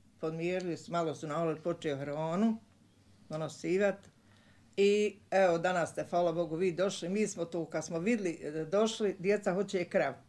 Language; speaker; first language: Croatian; native; Croatian